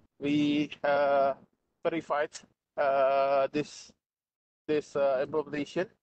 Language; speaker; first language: English; non-native, fluent; Indonesian